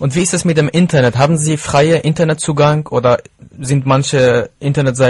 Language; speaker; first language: German; non-native, fluent; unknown